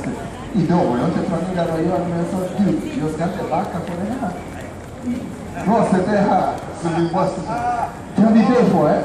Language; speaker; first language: Swedish; non-native, fluent; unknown